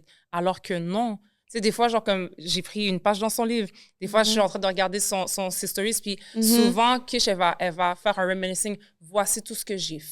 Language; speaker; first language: French; native; French